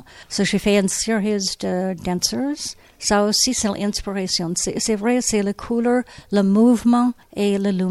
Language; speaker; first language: French; non-native, learner; English